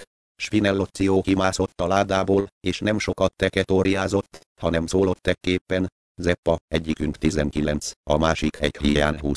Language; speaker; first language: Hungarian; native; Hungarian